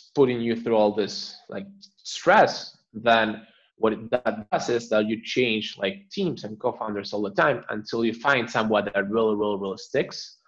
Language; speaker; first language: English; non-native, fluent; Spanish